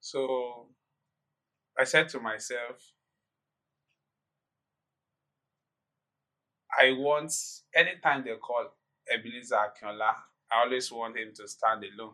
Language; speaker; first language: English; non-native, local second language; Yoruba